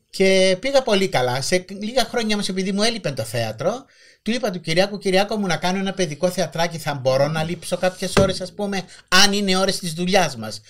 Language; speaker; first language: Greek; native; Greek